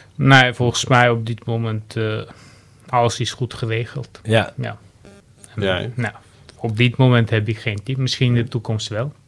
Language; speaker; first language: Dutch; non-native, fluent; Armenian